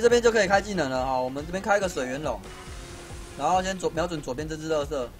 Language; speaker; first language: Chinese; native; Chinese